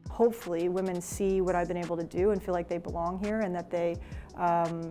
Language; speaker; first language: English; native; English